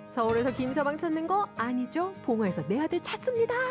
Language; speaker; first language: Korean; native; Korean